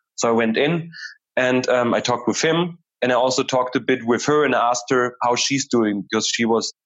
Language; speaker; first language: English; non-native, fluent; German